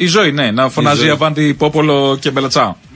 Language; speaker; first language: Greek; native; Greek